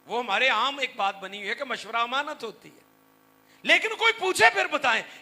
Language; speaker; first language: Hindi; non-native, local second language; Punjabi